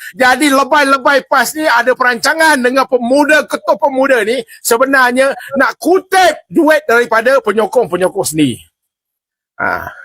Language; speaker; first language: Malay; native; Malay